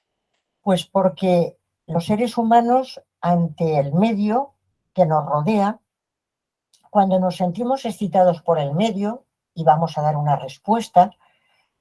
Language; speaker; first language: Spanish; native; Spanish